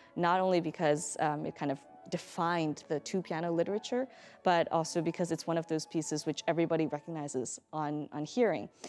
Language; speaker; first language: English; native; English